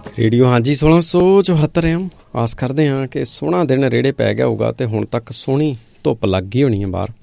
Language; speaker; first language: Punjabi; native; Punjabi